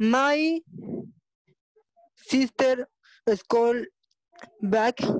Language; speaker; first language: English; non-native, learner; Spanish